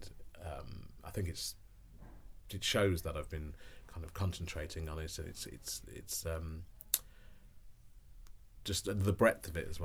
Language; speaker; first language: English; native; English